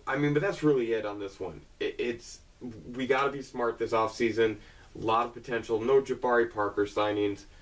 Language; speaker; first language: English; native; English